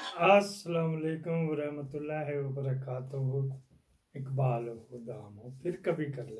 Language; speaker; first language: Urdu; non-native, local second language; Punjabi